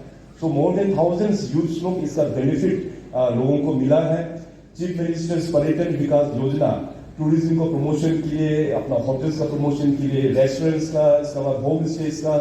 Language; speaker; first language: Hindi; non-native, local second language; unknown